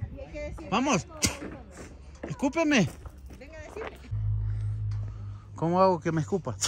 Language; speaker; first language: Spanish; native; Spanish